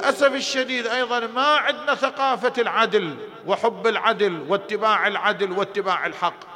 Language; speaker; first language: Arabic; native; Arabic